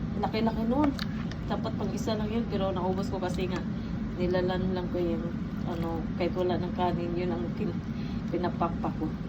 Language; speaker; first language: Filipino; native; Filipino